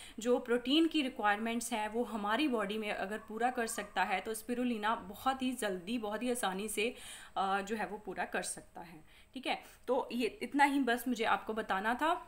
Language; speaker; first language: Hindi; non-native, local second language; Punjabi